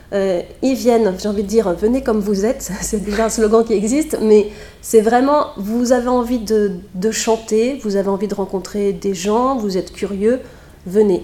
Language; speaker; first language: French; native; French